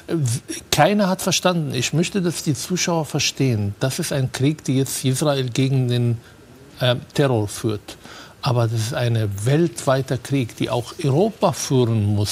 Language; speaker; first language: German; non-native, fluent; Arabic